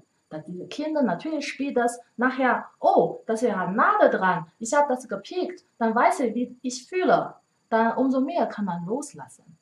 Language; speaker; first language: German; non-native, learner; Chinese